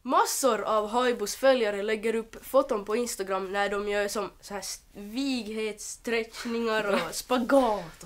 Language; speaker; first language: Swedish; native; Swedish